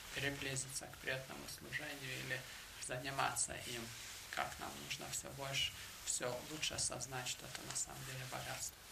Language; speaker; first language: Russian; native; Russian